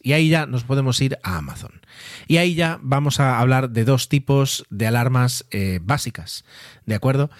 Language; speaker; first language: Spanish; native; Spanish